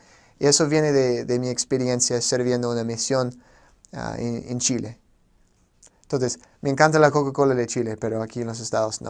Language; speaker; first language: Spanish; non-native, fluent; English